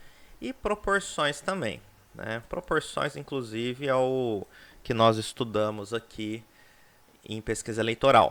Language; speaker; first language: Portuguese; native; Portuguese